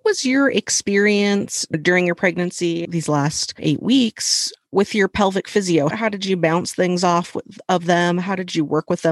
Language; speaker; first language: English; native; English